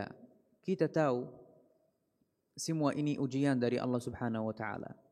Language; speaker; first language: Indonesian; non-native, fluent; Arabic